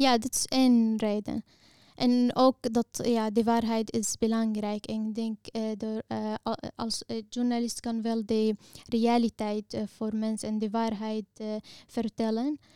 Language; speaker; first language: Dutch; non-native, fluent; Arabic